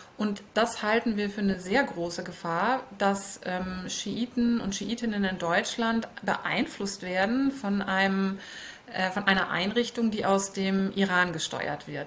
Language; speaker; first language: German; native; German